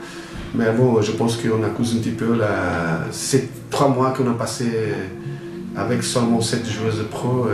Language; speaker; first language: French; non-native, fluent; Portuguese